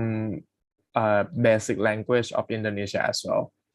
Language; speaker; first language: English; non-native, fluent; Thai